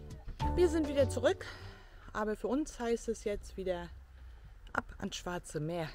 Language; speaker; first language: German; native; German